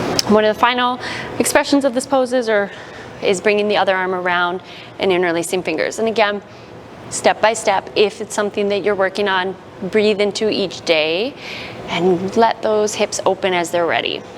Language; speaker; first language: English; native; English